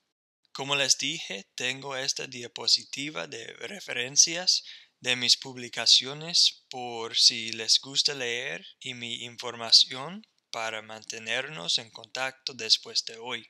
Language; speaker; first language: Spanish; non-native, fluent; English